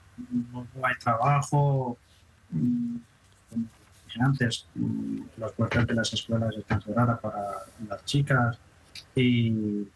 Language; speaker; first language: Spanish; non-native, fluent; Persian